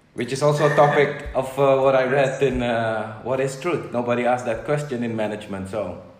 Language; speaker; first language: English; non-native, fluent; Dutch